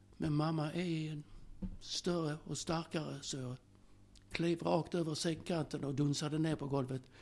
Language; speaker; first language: Swedish; early bilingual, other home language; Slovak